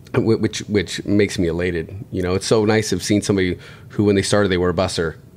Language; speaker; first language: English; native; English